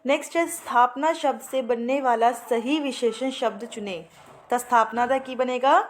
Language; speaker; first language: Hindi; non-native, local second language; Punjabi